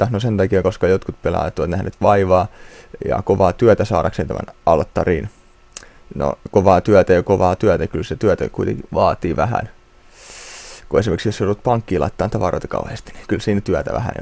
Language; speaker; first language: Finnish; native; Finnish